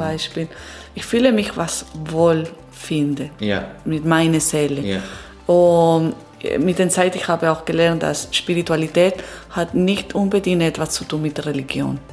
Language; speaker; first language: German; non-native, learner; Italian